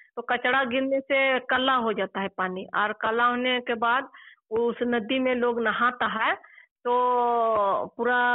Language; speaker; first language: Hindi; non-native, local second language; Santali